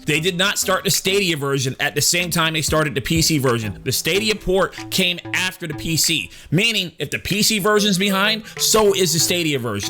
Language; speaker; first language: English; native; English